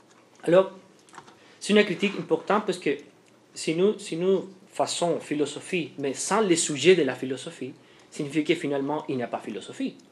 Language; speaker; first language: French; non-native, fluent; Spanish